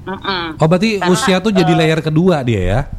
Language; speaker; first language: Indonesian; native; Indonesian